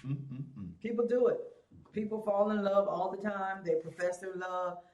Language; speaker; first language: English; native; English